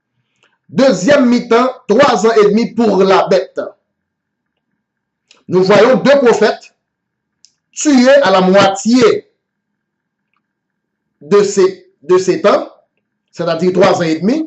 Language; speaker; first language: French; non-native, local second language; Haitian Creole